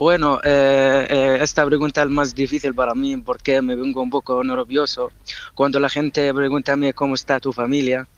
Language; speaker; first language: Spanish; non-native, learner; Arabic